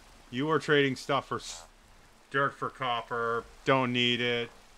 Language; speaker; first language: English; native; English